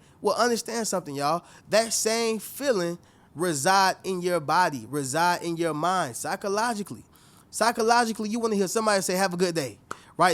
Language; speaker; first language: English; native; English